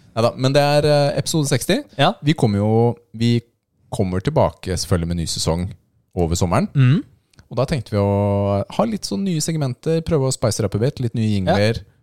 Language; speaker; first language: Norwegian; native; Norwegian